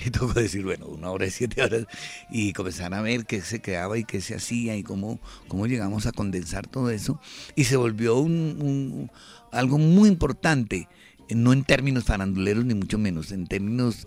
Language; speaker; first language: Spanish; native; Spanish